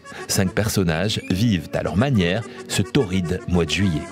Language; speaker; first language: French; native; French